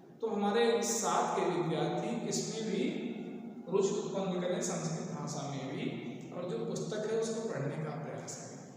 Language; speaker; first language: Hindi; native; Hindi